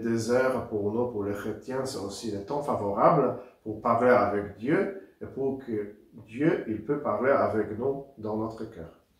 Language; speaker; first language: French; non-native, fluent; Polish